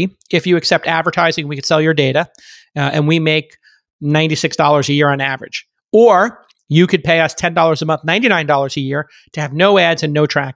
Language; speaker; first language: English; native; English